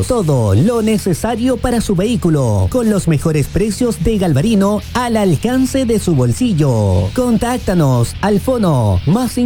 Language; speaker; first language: Spanish; native; Spanish